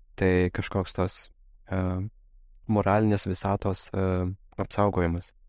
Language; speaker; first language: Lithuanian; non-native, fluent; Russian